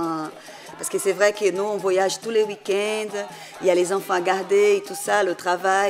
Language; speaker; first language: French; non-native, fluent; Portuguese